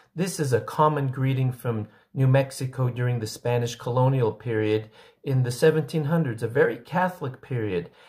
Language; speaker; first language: English; early bilingual, other home language; Spanish